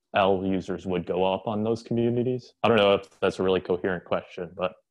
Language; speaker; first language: English; native; English